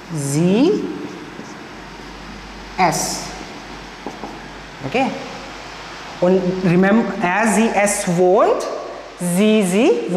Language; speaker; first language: German; non-native, learner; Marathi